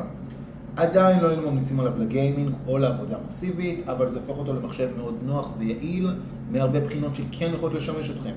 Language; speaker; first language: Hebrew; native; Hebrew